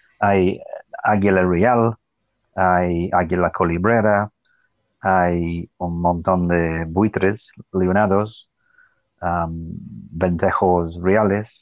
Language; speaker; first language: Spanish; non-native, fluent; English